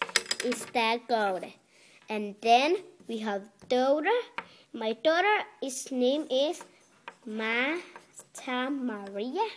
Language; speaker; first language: English; non-native, learner; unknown